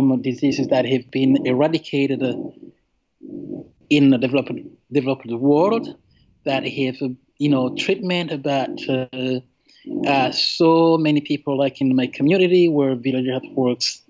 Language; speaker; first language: English; non-native, fluent; Rundi